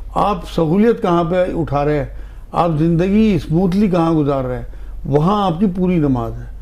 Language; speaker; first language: Hindi; native; Hindi